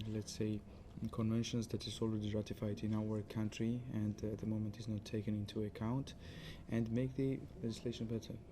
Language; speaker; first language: English; non-native, learner; Georgian